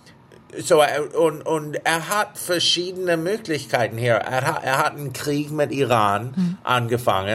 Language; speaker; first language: German; non-native, fluent; English